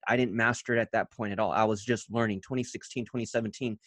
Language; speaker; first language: English; native; English